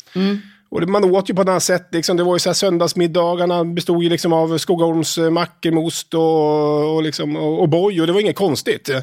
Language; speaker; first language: Swedish; native; Swedish